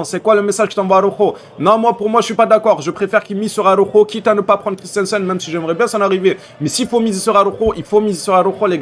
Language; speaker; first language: French; native; French